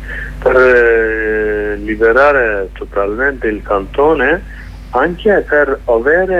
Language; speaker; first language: Italian; non-native, learner; Kurdish